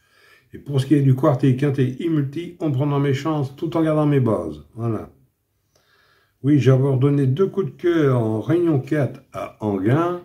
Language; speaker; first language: French; native; French